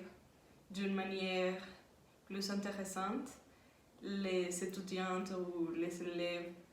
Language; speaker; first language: French; non-native, learner; Spanish